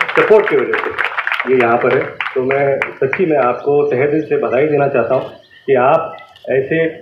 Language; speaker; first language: Hindi; non-native, local second language; Marathi